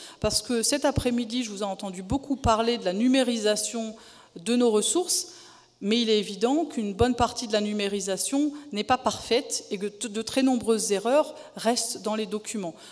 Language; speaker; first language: French; native; French